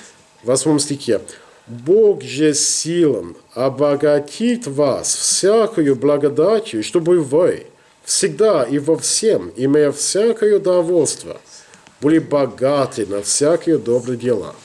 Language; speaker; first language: Russian; non-native, learner; English